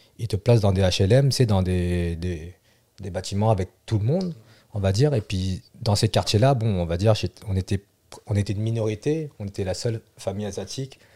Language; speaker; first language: French; early bilingual, other home language; Vietnamese